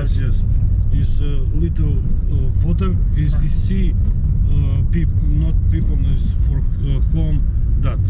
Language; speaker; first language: English; non-native, learner; Serbian